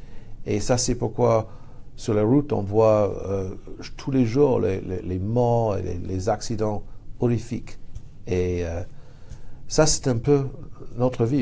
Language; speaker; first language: French; non-native, fluent; English